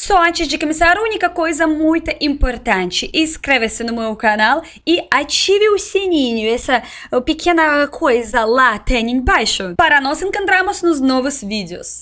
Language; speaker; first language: Portuguese; non-native, learner; Russian